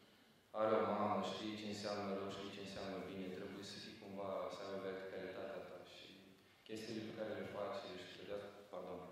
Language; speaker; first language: Romanian; native; Romanian